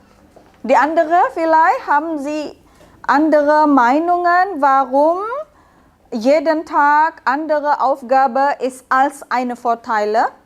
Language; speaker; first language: German; non-native, learner; Indonesian